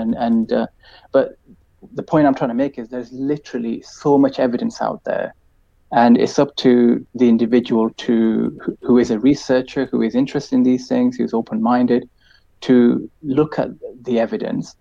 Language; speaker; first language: English; native; English